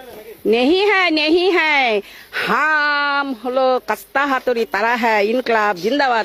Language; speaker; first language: Hindi; non-native, local second language; Bangla